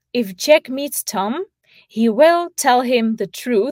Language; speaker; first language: English; non-native, fluent; Czech